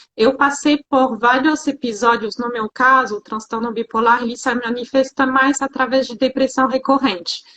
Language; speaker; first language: Portuguese; non-native, fluent; French